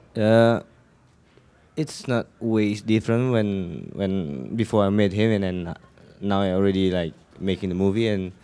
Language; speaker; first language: English; non-native, learner; Indonesian